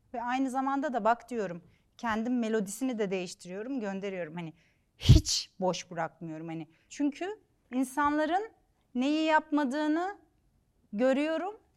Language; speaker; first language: Turkish; native; Turkish